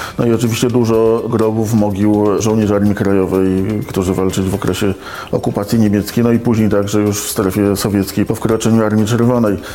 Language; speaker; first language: Polish; native; Polish